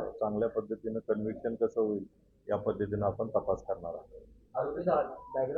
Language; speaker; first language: Marathi; native; Marathi